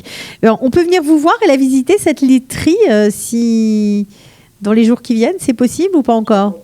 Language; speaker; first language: French; native; French